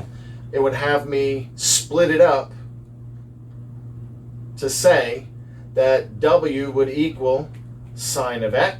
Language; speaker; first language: English; native; English